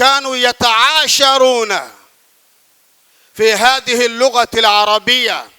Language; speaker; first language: Arabic; non-native, fluent; Urdu